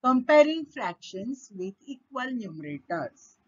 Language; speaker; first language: English; non-native, local second language; Marathi